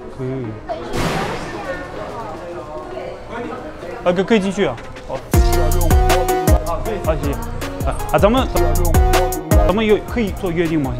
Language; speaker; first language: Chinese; non-native, fluent; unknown